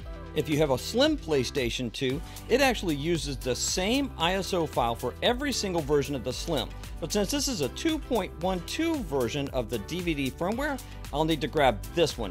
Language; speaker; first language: English; native; English